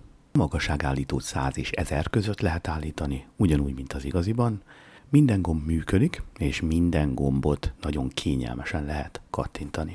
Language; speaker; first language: Hungarian; native; Hungarian